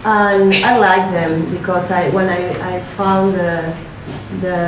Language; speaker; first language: English; non-native, learner; Spanish